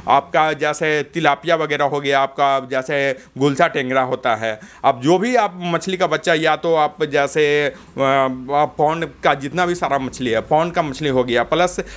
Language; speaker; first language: Hindi; native; Hindi